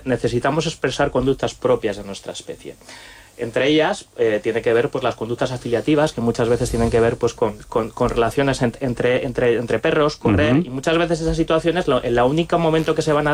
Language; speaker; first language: Spanish; native; Spanish